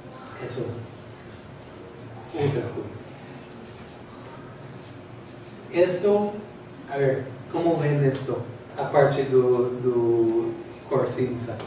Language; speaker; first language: Portuguese; non-native, fluent; English